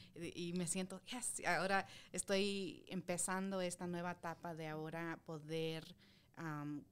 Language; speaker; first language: Spanish; early bilingual, heritage; Spanish